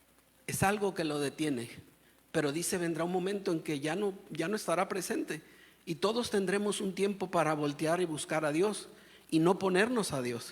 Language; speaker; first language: Spanish; native; Spanish